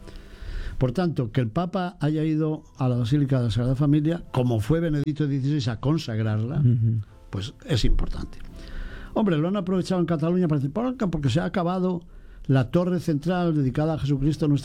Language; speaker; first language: Spanish; native; Spanish